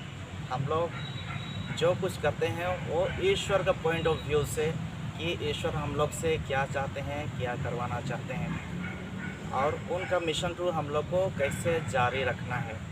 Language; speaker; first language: Hindi; non-native, local second language; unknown